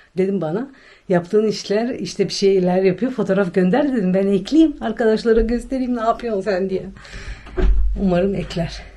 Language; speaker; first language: Turkish; native; Turkish